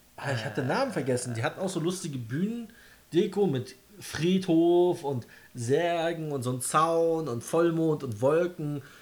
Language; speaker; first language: German; native; German